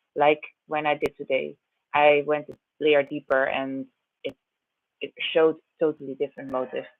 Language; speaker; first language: English; non-native, fluent; Dutch